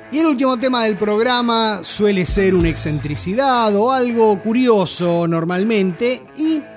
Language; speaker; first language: Spanish; native; Spanish